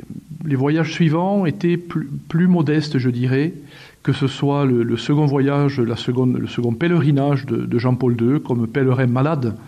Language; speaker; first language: French; native; French